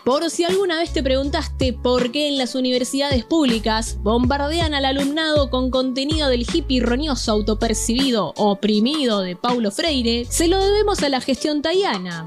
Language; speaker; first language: Spanish; native; Spanish